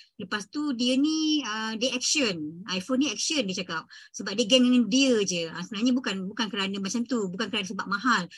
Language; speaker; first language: Malay; native; Malay